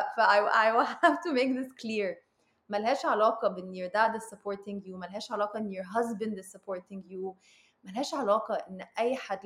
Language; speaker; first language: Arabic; early bilingual, heritage; Arabic